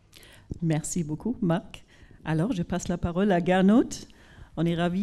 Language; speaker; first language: French; non-native, fluent; German